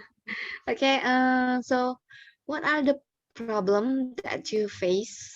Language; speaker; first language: English; non-native, learner; Indonesian